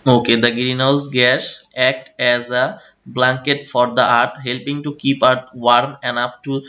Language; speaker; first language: English; non-native, local second language; Bangla